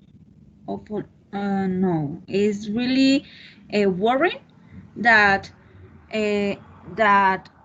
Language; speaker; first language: English; non-native, learner; Spanish